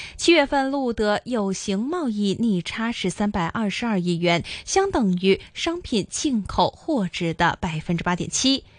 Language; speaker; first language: Chinese; non-native, local second language; Cantonese